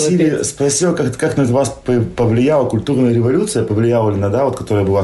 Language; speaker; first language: Russian; native; Russian